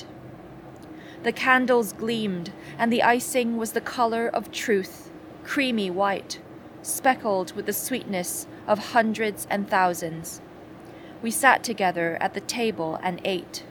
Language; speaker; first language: English; non-native, local second language; Cantonese